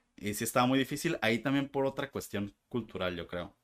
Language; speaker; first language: Spanish; native; Spanish